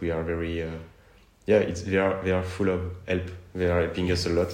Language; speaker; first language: English; non-native, fluent; French